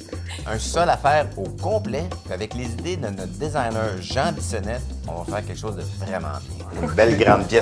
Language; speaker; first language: French; native; French